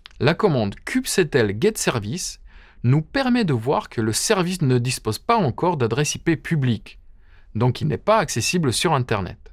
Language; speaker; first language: French; native; French